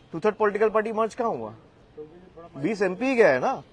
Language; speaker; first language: Hindi; non-native, local second language; Bangla